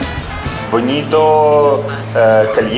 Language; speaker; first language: Spanish; non-native, learner; Russian